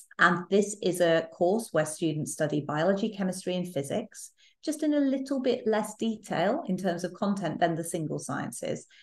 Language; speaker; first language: English; native; English